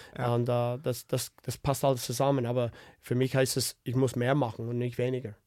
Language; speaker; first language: German; non-native, fluent; English